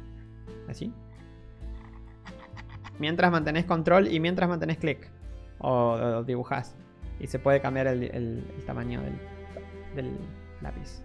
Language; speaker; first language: Spanish; native; Spanish